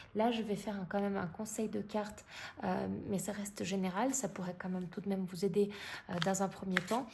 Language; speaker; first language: French; non-native, fluent; Russian